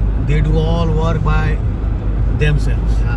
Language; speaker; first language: English; non-native, local second language; Hindi